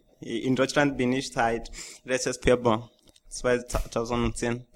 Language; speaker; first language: German; non-native, learner; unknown